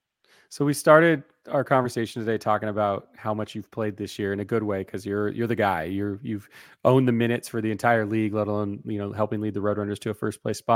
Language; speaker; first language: English; native; English